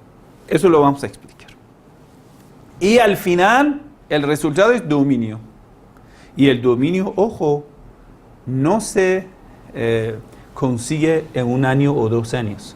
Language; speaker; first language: Spanish; non-native, fluent; Persian